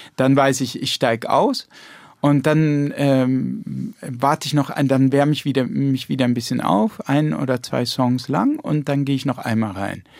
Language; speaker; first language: German; early bilingual, heritage; German